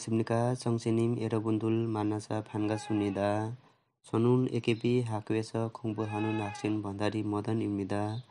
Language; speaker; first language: Korean; non-native, learner; Nepali